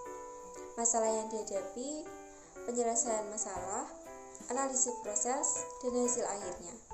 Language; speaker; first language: Indonesian; native; Indonesian